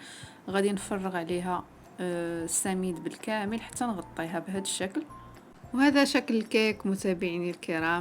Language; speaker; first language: Arabic; native; Arabic